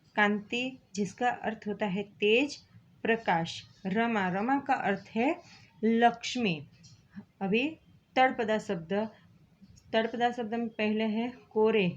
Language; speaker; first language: Hindi; non-native, local second language; Gujarati